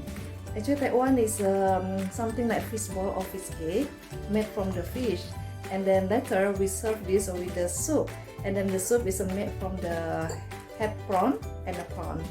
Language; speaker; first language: English; non-native, learner; Indonesian